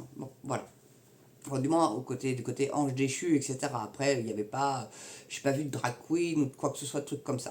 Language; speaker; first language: French; native; French